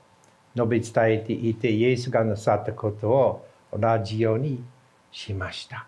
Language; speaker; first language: Japanese; non-native, fluent; English